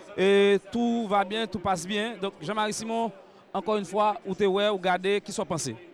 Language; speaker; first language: French; non-native, local second language; Haitian Creole